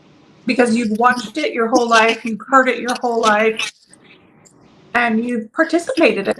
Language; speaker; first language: English; native; English